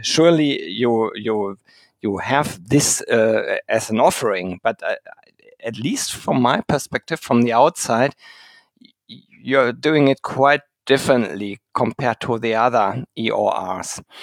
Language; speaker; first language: English; non-native, fluent; German